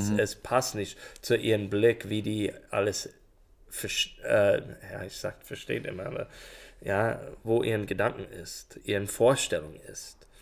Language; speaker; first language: German; non-native, learner; English